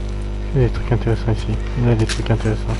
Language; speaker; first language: French; native; French